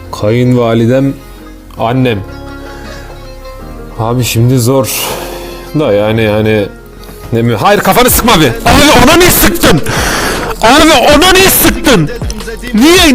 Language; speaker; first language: Turkish; native; Turkish